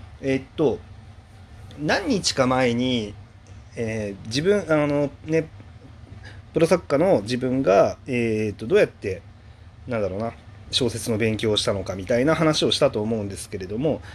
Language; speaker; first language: Japanese; native; Japanese